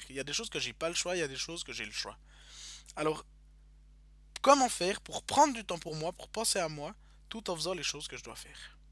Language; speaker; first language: French; native; French